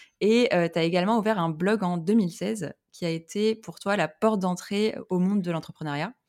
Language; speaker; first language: French; native; French